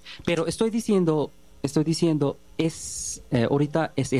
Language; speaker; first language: Spanish; non-native, learner; Bangla